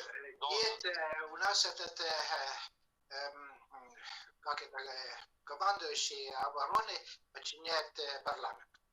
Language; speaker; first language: Russian; non-native, fluent; Estonian